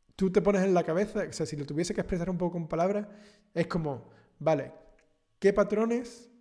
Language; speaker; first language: Spanish; native; Spanish